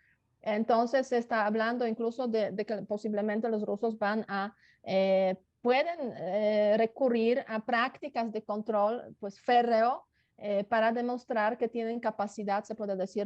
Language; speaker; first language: Spanish; non-native, fluent; Polish